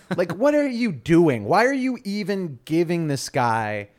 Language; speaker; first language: English; native; English